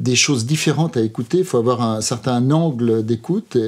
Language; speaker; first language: French; native; French